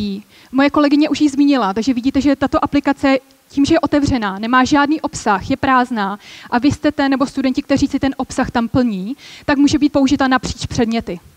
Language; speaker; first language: Czech; native; Czech